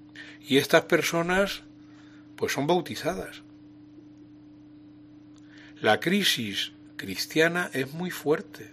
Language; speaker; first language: Spanish; native; Spanish